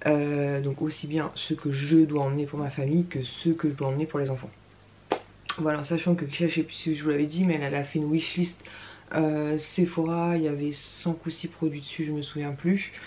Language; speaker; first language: French; native; French